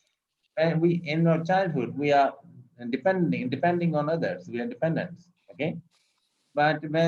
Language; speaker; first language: English; non-native, local second language; Urdu